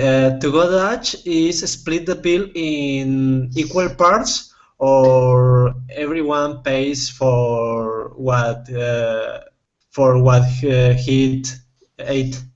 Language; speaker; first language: English; non-native, fluent; Spanish